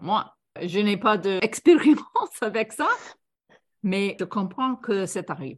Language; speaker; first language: French; non-native, fluent; English